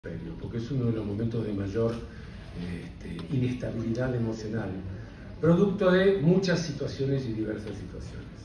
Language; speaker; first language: Spanish; native; Spanish